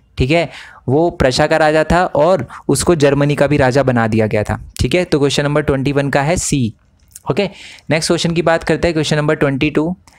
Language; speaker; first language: Hindi; native; Hindi